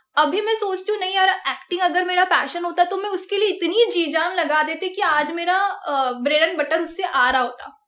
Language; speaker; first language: Hindi; non-native, local second language; Marathi